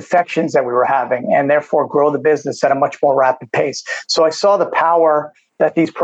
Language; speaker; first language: English; native; English